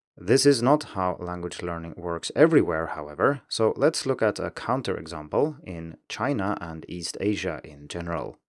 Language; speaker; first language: English; non-native, fluent; Swedish